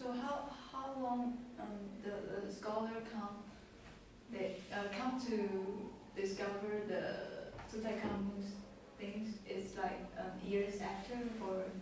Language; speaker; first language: English; non-native, learner; Chinese